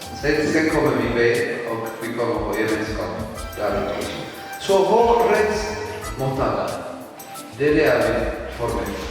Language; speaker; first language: Swedish; non-native, fluent; Tigrinya